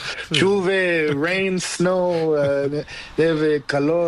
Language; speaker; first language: Spanish; non-native, learner; Portuguese